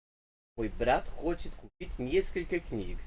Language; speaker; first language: Russian; non-native, learner; English